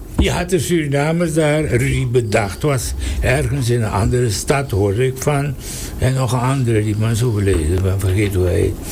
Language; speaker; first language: Dutch; native; Dutch